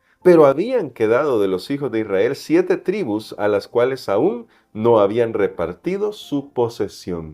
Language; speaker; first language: Spanish; native; Spanish